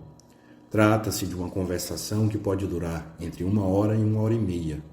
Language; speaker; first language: Portuguese; native; Portuguese